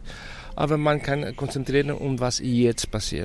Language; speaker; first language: German; non-native, fluent; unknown